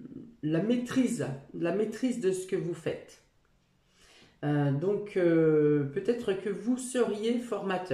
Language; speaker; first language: French; native; French